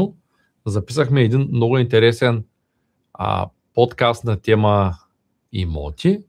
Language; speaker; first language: Bulgarian; native; Bulgarian